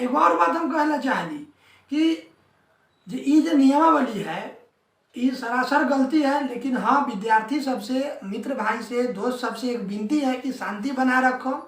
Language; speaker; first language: Hindi; native; Hindi